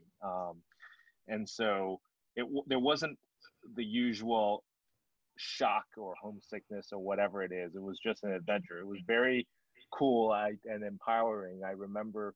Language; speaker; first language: English; non-native, local second language; Cantonese